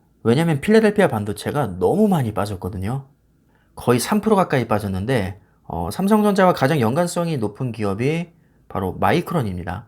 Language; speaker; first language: Korean; native; Korean